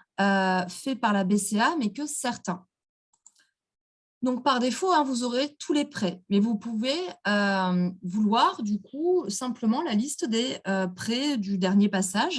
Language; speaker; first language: French; native; French